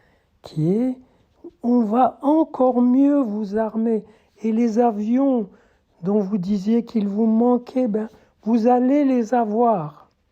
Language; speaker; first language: French; native; French